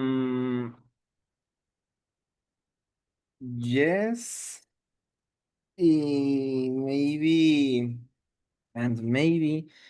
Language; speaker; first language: English; non-native, learner; Spanish